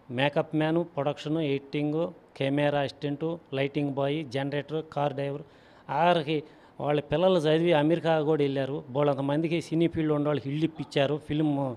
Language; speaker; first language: Telugu; native; Telugu